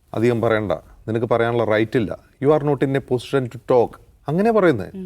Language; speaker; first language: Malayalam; native; Malayalam